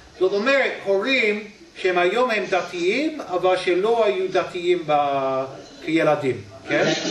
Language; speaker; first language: Hebrew; non-native, fluent; English